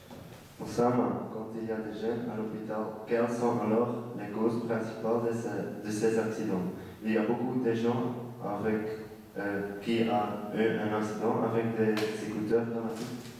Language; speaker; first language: French; non-native, learner; Dutch